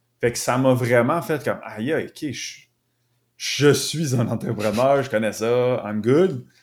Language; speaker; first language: French; native; French